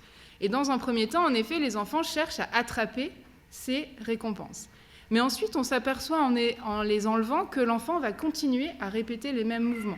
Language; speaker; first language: French; native; French